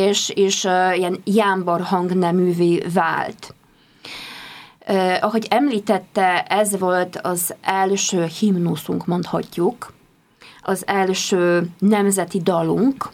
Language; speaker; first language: Hungarian; non-native, fluent; Polish